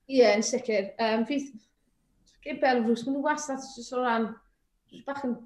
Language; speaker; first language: Welsh; native; Welsh